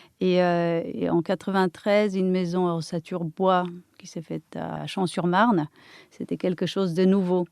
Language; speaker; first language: French; non-native, fluent; Polish